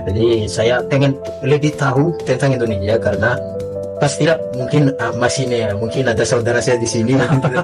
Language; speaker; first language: Indonesian; non-native, fluent; Malagasy